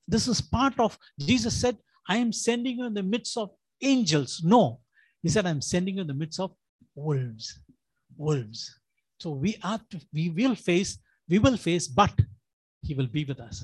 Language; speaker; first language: English; non-native, local second language; Tamil